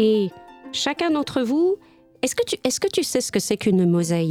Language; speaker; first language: French; native; French